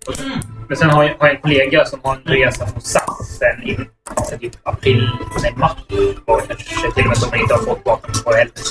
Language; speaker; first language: Swedish; native; Swedish